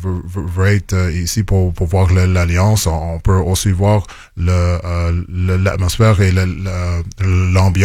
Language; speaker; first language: French; non-native, local second language; English